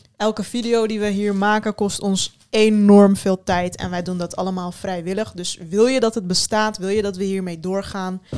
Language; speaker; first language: Dutch; early bilingual, other home language; Turkish